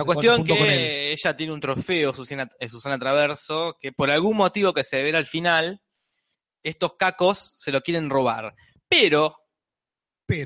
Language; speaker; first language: Spanish; native; Spanish